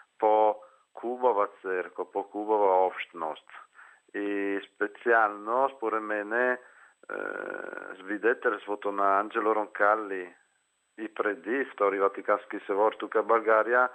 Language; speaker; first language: Bulgarian; non-native, fluent; Italian